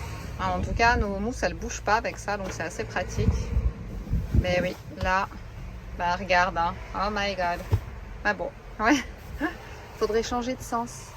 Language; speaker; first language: French; native; French